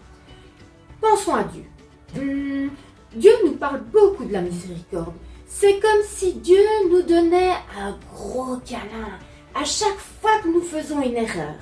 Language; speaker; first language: French; native; French